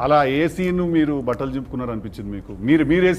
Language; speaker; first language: Telugu; native; Telugu